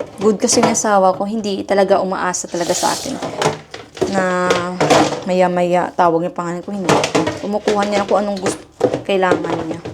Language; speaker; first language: Filipino; non-native, local second language; Hiligaynon